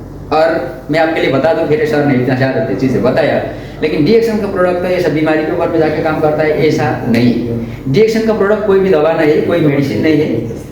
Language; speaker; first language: Hindi; non-native, local second language; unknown